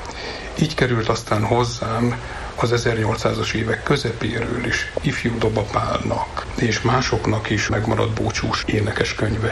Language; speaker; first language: Hungarian; native; Hungarian